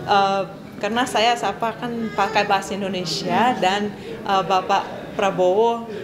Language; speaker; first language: Indonesian; non-native, fluent; Russian